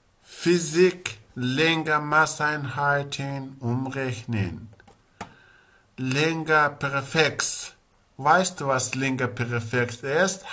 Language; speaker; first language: German; non-native, learner; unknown